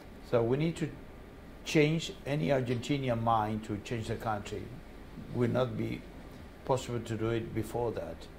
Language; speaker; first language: English; non-native, fluent; Spanish